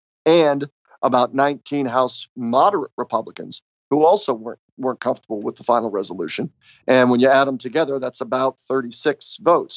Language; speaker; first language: English; native; English